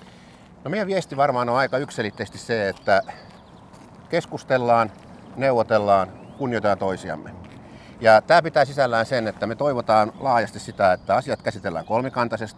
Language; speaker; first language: Finnish; native; Finnish